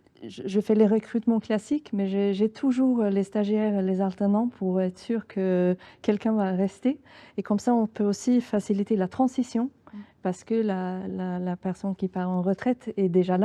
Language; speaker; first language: French; non-native, fluent; Swedish